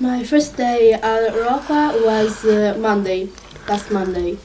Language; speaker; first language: English; non-native, learner; Italian